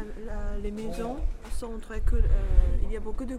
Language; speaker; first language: French; non-native, learner; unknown